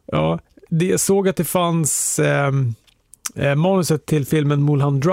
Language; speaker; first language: Swedish; native; Swedish